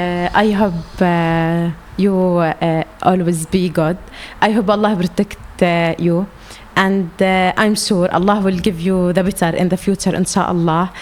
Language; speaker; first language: English; non-native, learner; Arabic